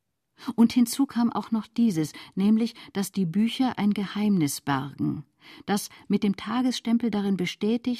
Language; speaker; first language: German; native; German